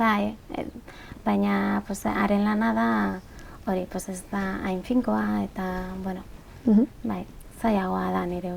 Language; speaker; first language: Basque; non-native, local second language; Spanish